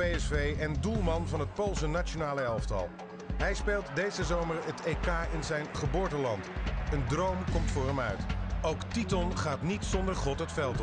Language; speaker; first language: Dutch; native; Dutch